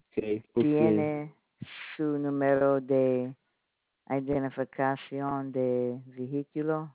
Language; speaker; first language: Spanish; non-native, learner; English